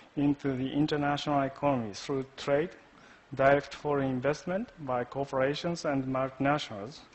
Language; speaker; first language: English; non-native, fluent; Japanese